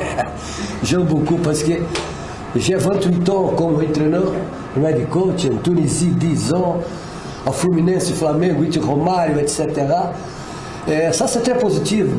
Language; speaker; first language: French; non-native, fluent; Portuguese